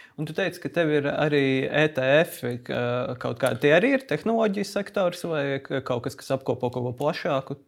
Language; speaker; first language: Latvian; native; Latvian